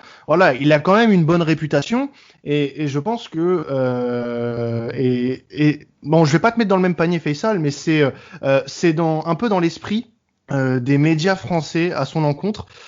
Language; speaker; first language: French; native; French